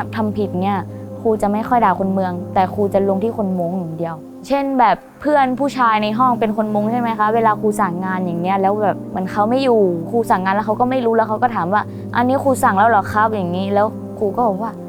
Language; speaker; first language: Thai; non-native, local second language; Hmong